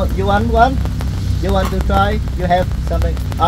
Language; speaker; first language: English; non-native, learner; Vietnamese